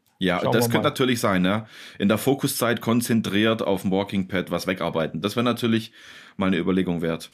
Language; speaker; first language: German; native; German